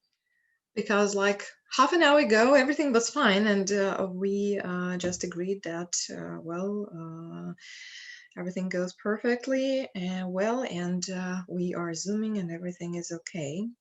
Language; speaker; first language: English; non-native, fluent; Russian